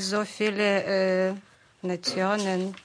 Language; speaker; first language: German; non-native, fluent; Ukrainian